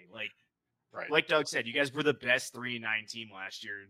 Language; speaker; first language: English; native; English